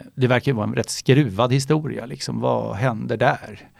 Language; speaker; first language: Swedish; native; Swedish